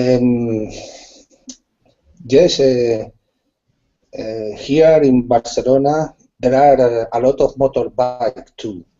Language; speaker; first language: English; non-native, learner; Spanish